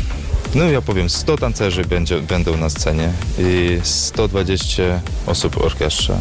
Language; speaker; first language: Polish; non-native, learner; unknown